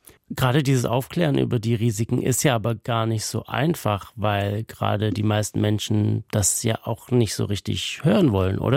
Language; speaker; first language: German; native; German